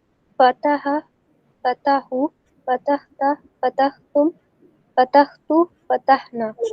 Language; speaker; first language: Arabic; non-native, learner; Urdu